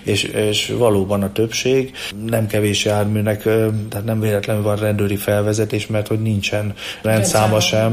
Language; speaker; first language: Hungarian; native; Hungarian